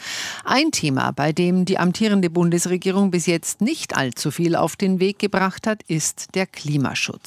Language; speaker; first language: German; native; German